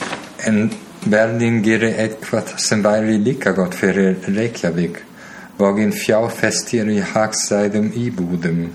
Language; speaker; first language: Icelandic; non-native, learner; German